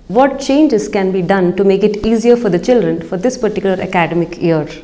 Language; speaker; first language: English; non-native, local second language; Kannada